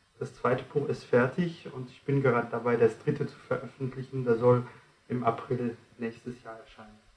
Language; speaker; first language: German; non-native, fluent; French